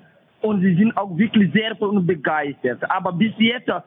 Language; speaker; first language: German; non-native, fluent; French